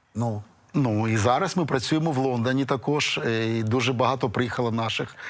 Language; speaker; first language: Ukrainian; non-native, local second language; Russian